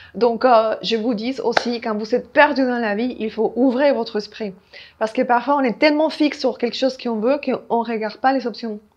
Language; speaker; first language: French; non-native, fluent; Spanish